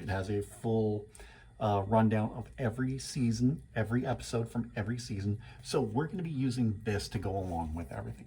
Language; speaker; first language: English; native; English